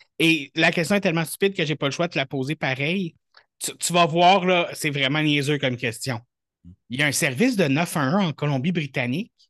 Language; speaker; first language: French; native; French